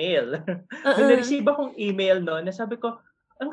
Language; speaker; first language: English; non-native, local second language; Filipino